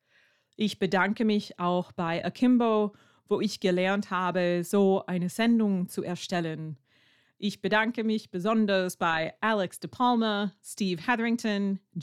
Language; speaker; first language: German; non-native, fluent; English